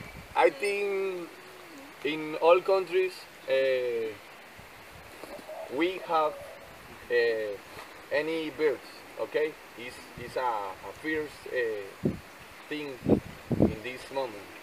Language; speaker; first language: English; non-native, learner; Spanish